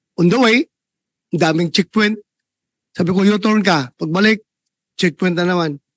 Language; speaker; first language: Filipino; non-native, local second language; Cebuano